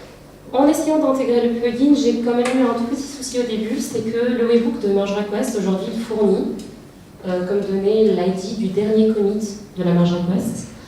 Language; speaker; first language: French; native; French